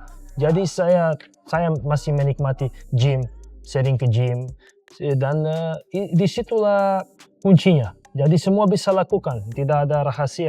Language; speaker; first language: Indonesian; non-native, fluent; Serbian